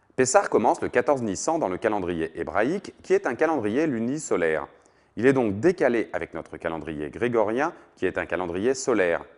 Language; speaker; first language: French; native; French